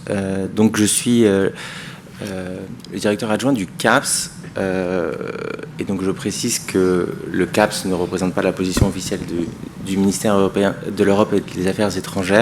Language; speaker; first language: French; native; French